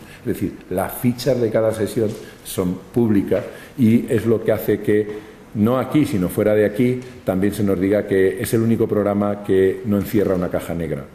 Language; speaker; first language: Spanish; native; Spanish